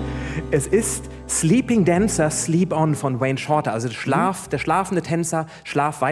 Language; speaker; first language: German; native; German